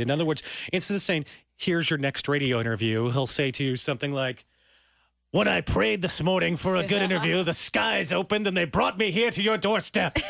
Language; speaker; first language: English; native; English